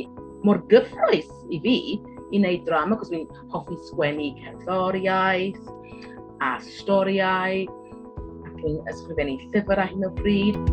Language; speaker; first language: Welsh; non-native, learner; English